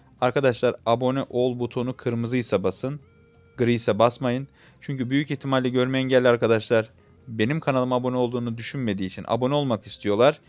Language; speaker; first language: Turkish; native; Turkish